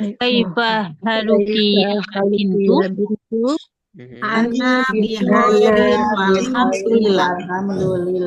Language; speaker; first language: Arabic; non-native, learner; Indonesian